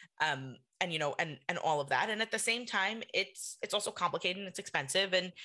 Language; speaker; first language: English; native; English